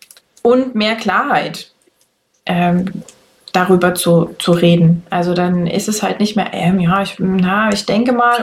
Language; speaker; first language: German; native; German